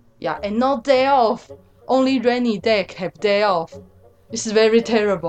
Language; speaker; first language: English; non-native, learner; Chinese